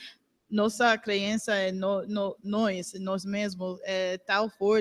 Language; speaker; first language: Portuguese; non-native, learner; English